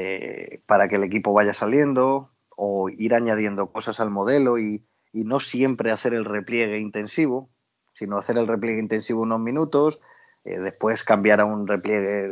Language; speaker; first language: Spanish; native; Spanish